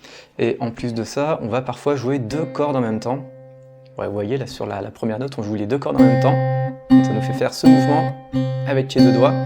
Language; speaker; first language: French; native; French